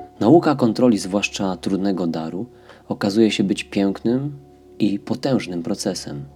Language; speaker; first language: Polish; native; Polish